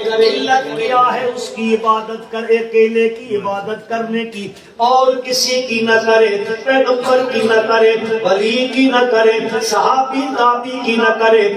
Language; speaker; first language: Urdu; non-native, local second language; Punjabi